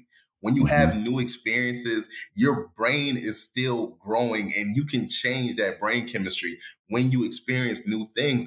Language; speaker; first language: English; native; English